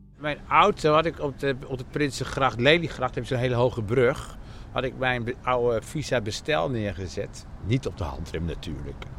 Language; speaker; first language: Dutch; native; Dutch